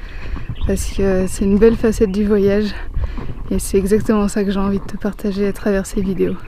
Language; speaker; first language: French; native; French